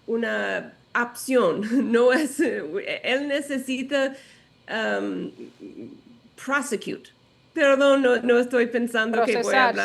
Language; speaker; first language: Spanish; non-native, learner; English